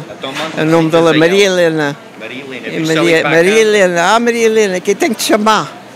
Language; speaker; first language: Portuguese; early bilingual, heritage; English